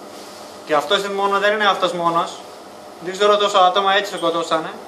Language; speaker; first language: Greek; non-native, learner; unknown